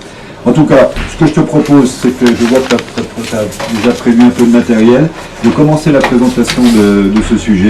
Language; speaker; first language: French; native; French